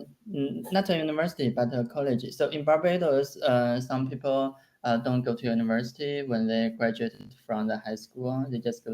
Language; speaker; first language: English; non-native, learner; Chinese